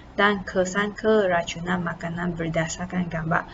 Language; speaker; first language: Malay; non-native, local second language; Chinese